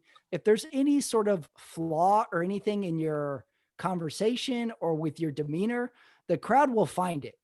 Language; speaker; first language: English; native; English